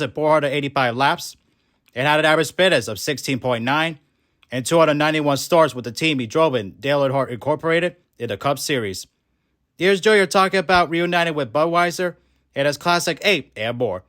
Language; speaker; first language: English; native; English